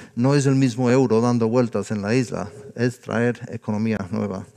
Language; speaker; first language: Spanish; non-native, fluent; English